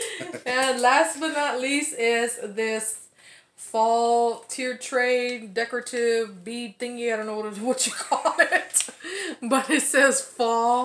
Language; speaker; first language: English; native; English